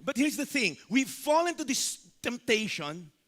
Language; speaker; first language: English; non-native, local second language; Filipino